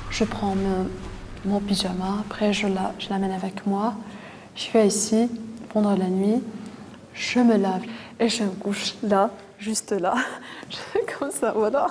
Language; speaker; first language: French; non-native, local second language; Arabic